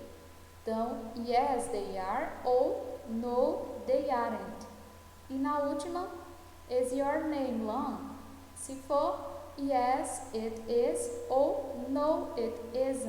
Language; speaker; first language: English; non-native, fluent; Portuguese